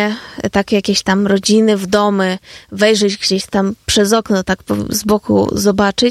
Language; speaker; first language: Polish; non-native, fluent; Ukrainian